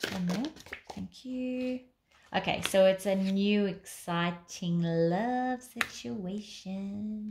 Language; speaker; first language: English; native; English